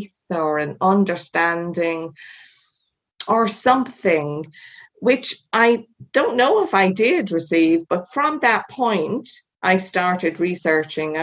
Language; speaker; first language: English; native; English